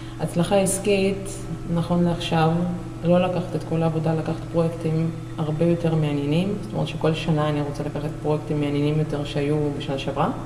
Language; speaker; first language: Hebrew; non-native, fluent; Russian